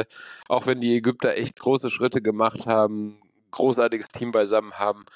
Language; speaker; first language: German; native; German